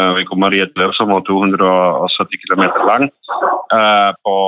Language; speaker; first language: Norwegian; non-native, fluent; Dutch